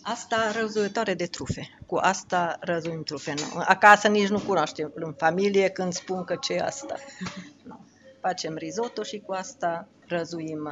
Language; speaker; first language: Romanian; non-native, local second language; Hungarian